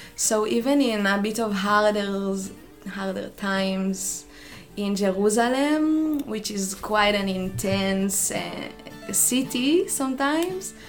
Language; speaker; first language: English; non-native, fluent; Hebrew